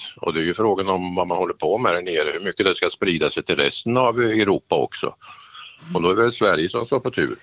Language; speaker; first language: Swedish; native; Swedish